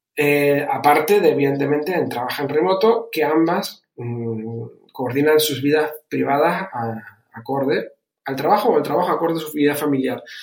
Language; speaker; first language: Spanish; early bilingual, other home language; German